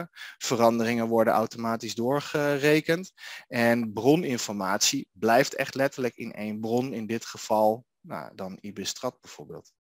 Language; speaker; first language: Dutch; native; Dutch